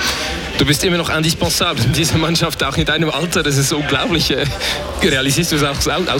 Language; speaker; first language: German; native; German